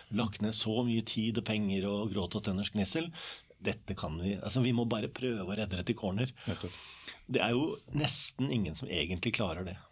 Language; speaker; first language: Norwegian; native; Norwegian